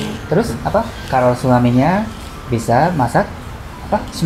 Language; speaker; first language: Indonesian; non-native, learner; Japanese